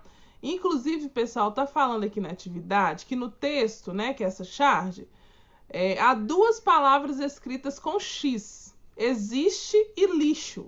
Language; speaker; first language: Portuguese; native; Portuguese